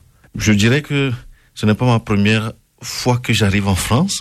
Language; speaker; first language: French; non-native, local second language; Ewe